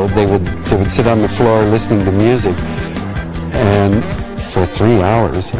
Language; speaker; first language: English; native; English